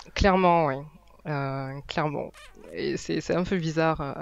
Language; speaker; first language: French; native; French